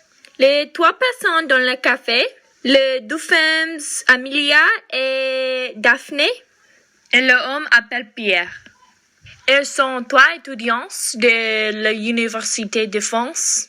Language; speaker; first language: French; non-native, learner; English